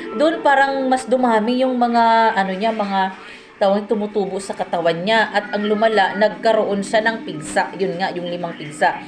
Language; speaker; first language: Filipino; non-native, local second language; Cebuano